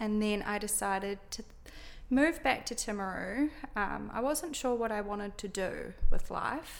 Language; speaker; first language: English; native; English